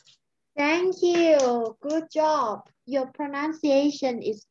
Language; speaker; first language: English; non-native, fluent; Lao